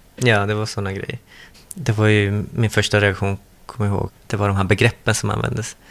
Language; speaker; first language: Swedish; early bilingual, other home language; Spanish